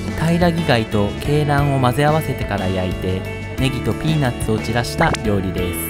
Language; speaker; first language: Japanese; native; Japanese